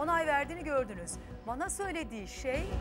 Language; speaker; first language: Turkish; native; Turkish